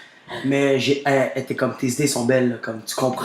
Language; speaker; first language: French; native; French